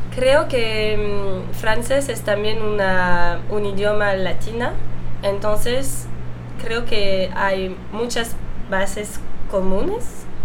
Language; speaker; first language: Spanish; non-native, fluent; French